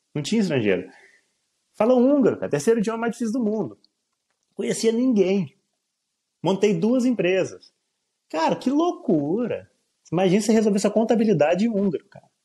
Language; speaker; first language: Portuguese; native; Portuguese